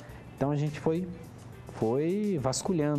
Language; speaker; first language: Portuguese; native; Portuguese